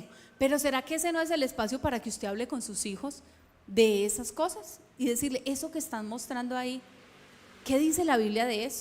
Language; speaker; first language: Spanish; native; Spanish